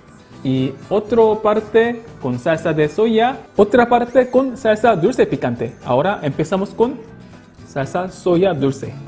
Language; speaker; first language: Spanish; non-native, local second language; Korean